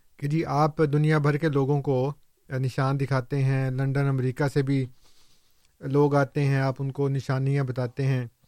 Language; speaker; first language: Urdu; non-native, local second language; Punjabi